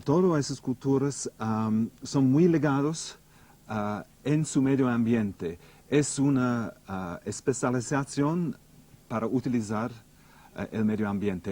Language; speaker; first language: Spanish; non-native, fluent; English